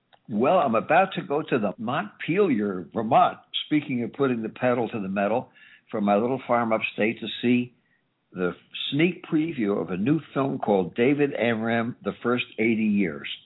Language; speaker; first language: English; native; English